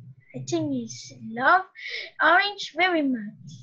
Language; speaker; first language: English; non-native, learner; Vietnamese